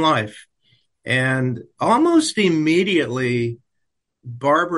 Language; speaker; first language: English; native; English